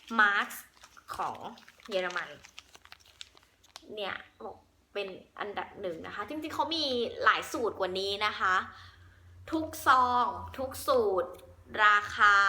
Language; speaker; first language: Thai; native; Thai